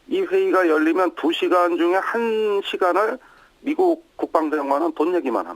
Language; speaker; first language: Korean; native; Korean